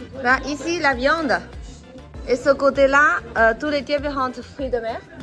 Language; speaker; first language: French; non-native, fluent; Chinese